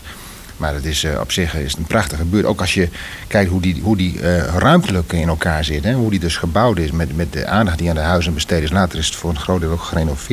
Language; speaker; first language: Dutch; native; Dutch